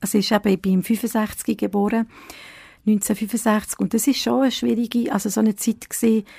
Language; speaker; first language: German; early bilingual, other home language; Italian